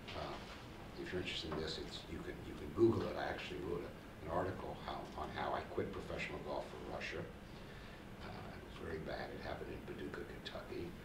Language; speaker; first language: English; native; English